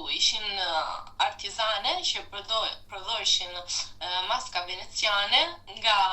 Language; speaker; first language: Albanian; non-native, fluent; Italian